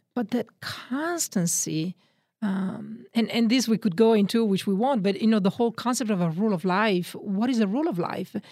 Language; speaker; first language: English; non-native, fluent; Italian